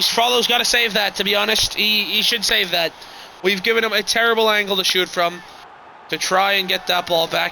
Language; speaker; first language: English; native; English